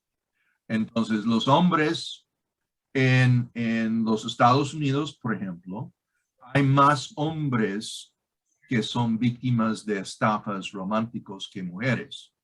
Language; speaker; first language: Spanish; non-native, fluent; English